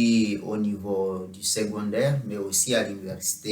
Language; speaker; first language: French; non-native, fluent; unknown